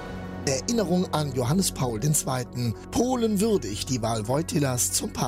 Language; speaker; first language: German; native; German